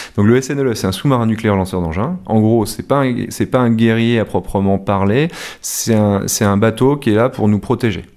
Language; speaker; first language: French; native; French